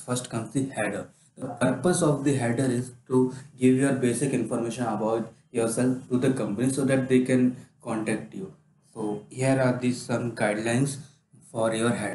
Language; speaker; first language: English; non-native, local second language; Hindi